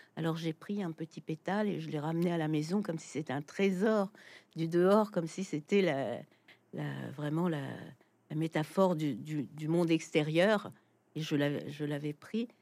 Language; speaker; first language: French; native; French